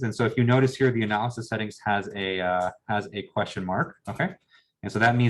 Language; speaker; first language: English; native; English